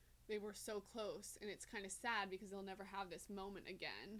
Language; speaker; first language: English; native; English